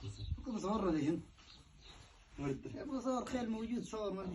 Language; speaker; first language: Arabic; non-native, learner; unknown